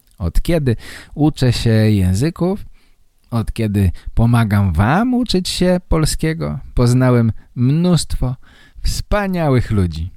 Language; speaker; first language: Polish; native; Polish